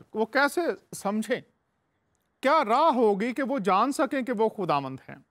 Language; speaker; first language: Urdu; native; Urdu